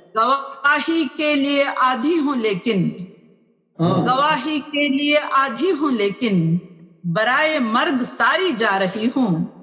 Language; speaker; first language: Urdu; native; Urdu